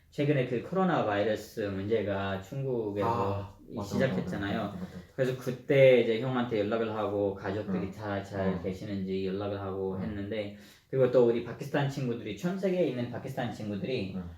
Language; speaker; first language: Korean; non-native, fluent; Urdu